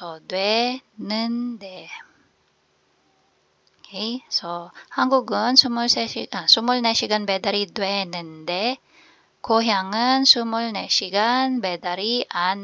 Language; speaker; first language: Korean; non-native, fluent; Filipino